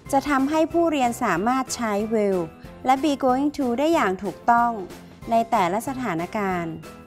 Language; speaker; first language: Thai; native; Thai